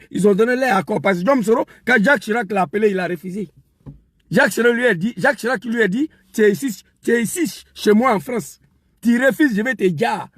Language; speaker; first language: French; non-native, local second language; Dyula